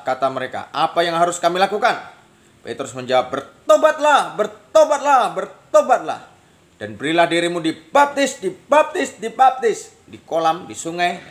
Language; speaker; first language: Indonesian; native; Indonesian